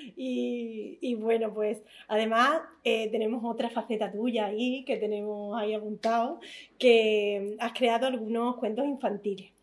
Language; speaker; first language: Spanish; native; Spanish